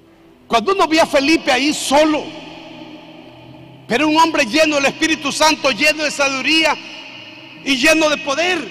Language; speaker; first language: Spanish; native; Spanish